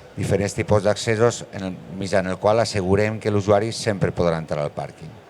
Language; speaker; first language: Catalan; non-native, local second language; Spanish